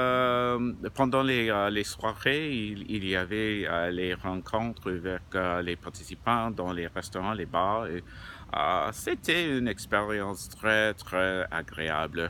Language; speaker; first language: French; non-native, learner; English